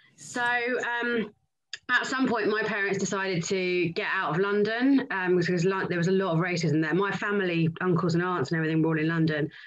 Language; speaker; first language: English; native; English